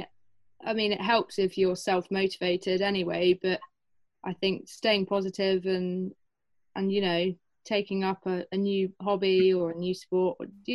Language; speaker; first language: English; native; English